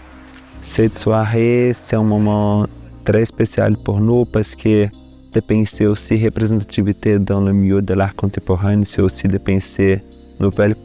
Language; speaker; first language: French; non-native, fluent; Portuguese